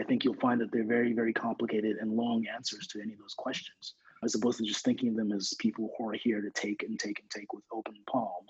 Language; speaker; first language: English; non-native, local second language; Yoruba